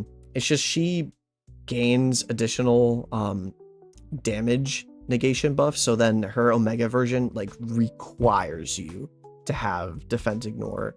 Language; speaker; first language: English; native; English